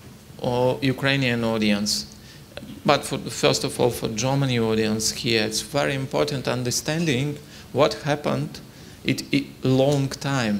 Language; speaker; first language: English; non-native, learner; Ukrainian